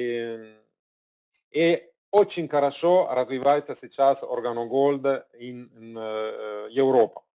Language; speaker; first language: Russian; non-native, learner; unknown